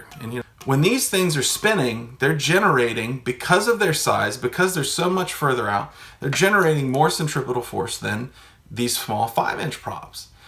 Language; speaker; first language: English; native; English